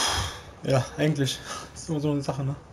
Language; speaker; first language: German; native; German